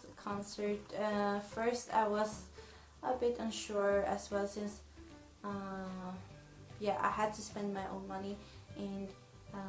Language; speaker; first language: English; non-native, fluent; Swedish